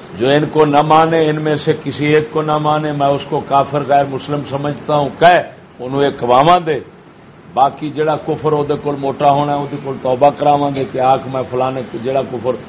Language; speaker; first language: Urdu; non-native, local second language; Punjabi